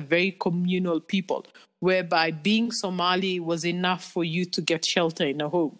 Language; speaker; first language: English; non-native, local second language; Somali